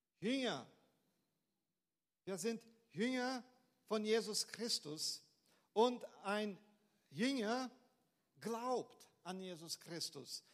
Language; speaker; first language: German; non-native, fluent; Portuguese